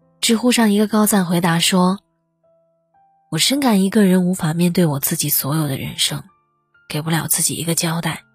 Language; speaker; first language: Chinese; native; Chinese